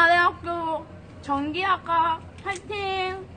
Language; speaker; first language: Korean; native; Korean